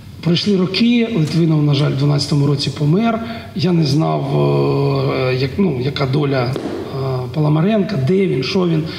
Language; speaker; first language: Ukrainian; native; Ukrainian